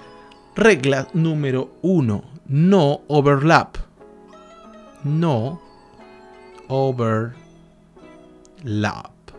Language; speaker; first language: Spanish; native; Spanish